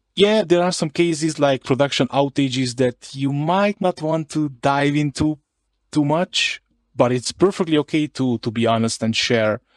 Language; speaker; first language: English; non-native, fluent; Hungarian